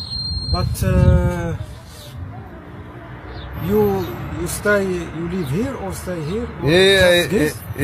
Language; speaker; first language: English; non-native, learner; Arabic